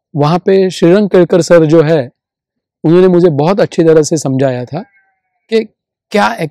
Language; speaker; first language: Hindi; non-native, local second language; Marathi